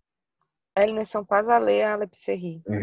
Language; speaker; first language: French; non-native, learner; Portuguese